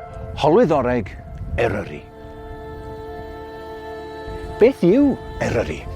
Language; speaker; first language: Welsh; native; Welsh